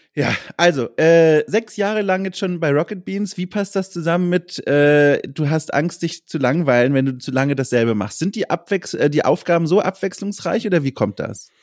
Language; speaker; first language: German; native; German